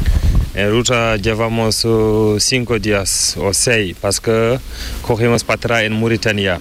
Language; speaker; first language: Spanish; non-native, learner; Fula